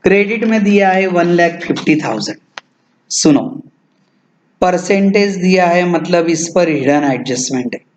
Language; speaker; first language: Hindi; non-native, local second language; Marathi